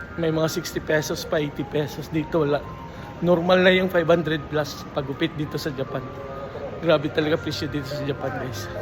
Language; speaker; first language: Filipino; native; Filipino